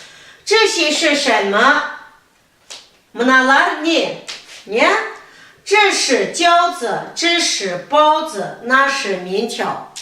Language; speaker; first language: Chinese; non-native, fluent; Kazakh